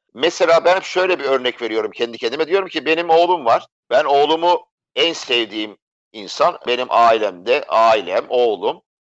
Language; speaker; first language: Turkish; native; Turkish